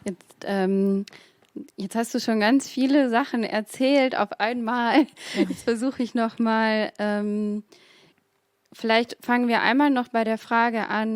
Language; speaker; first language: German; native; German